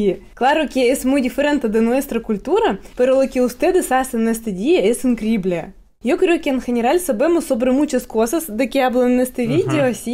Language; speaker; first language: Spanish; non-native, fluent; Russian